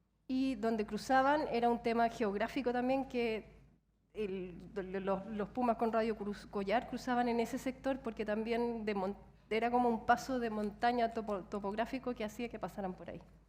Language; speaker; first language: Spanish; native; Spanish